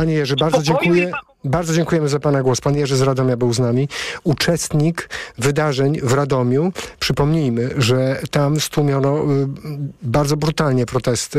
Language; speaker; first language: Polish; native; Polish